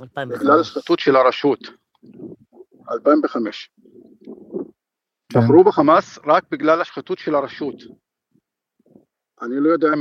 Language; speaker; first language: Hebrew; non-native, fluent; Arabic